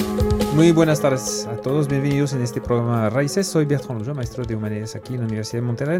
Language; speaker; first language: Spanish; non-native, fluent; French